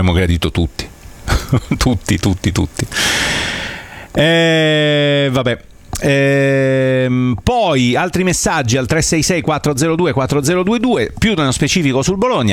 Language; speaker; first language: Italian; native; Italian